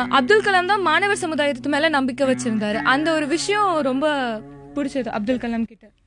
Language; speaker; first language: Tamil; native; Tamil